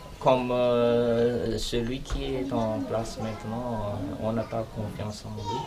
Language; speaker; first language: French; non-native, local second language; Malagasy